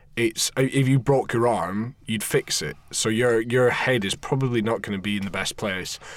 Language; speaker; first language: English; native; English